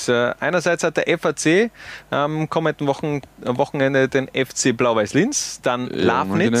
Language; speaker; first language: German; native; German